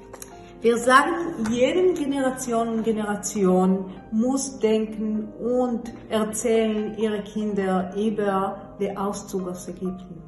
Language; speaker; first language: German; non-native, fluent; Hebrew